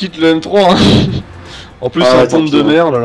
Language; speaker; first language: French; native; French